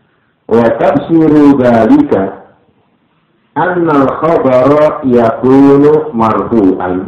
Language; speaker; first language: Arabic; non-native, fluent; Indonesian